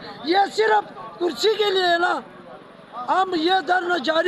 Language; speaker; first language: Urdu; non-native, local second language; Pashto